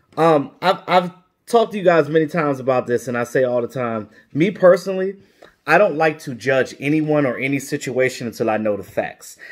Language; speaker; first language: English; native; English